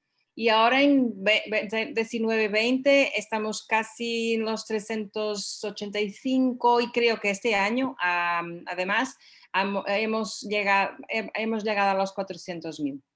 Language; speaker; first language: Spanish; non-native, fluent; Portuguese